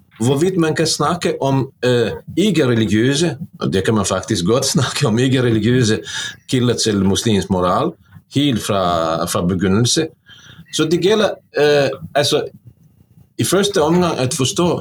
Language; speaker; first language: Norwegian; non-native, fluent; Bosnian